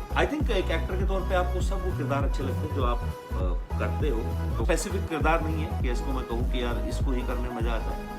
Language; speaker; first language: Hindi; native; Hindi